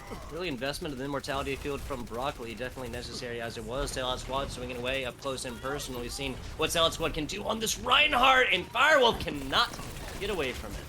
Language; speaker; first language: English; native; English